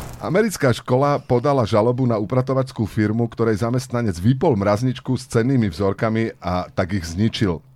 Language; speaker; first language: Slovak; native; Slovak